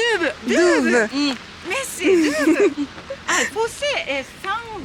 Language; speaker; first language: French; non-native, learner; Japanese